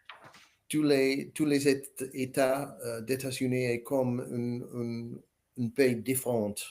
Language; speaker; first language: French; non-native, learner; English